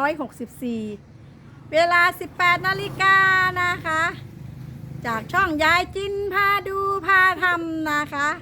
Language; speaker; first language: Thai; native; Thai